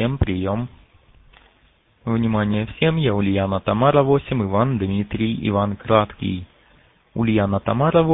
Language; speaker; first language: Russian; native; Russian